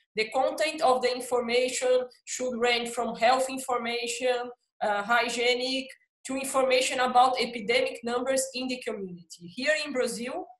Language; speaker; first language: English; non-native, fluent; Portuguese